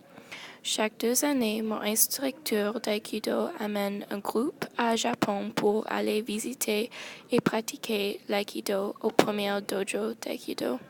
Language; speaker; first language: French; non-native, local second language; English